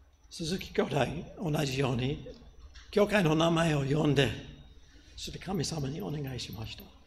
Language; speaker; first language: Japanese; non-native, fluent; English